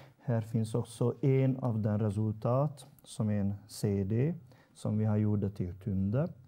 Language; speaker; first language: Swedish; non-native, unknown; Hungarian